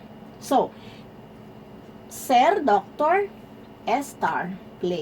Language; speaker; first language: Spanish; non-native, fluent; Filipino